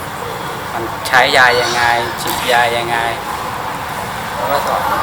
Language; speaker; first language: Thai; non-native, fluent; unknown